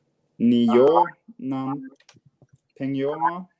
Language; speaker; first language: Chinese; non-native, learner; English